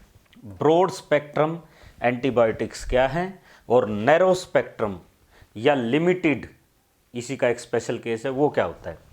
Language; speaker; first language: Hindi; native; Hindi